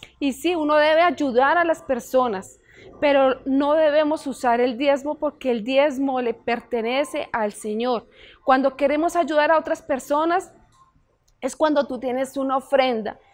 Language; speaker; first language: Spanish; native; Spanish